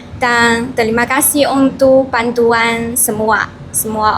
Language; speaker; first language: Indonesian; non-native, learner; Chinese